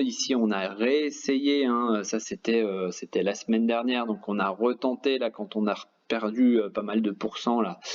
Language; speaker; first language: French; native; French